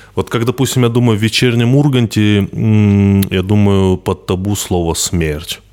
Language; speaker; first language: Russian; non-native, local second language; Ossetic